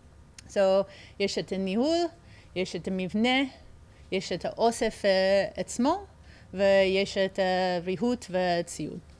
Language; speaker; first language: Hebrew; early bilingual, heritage; English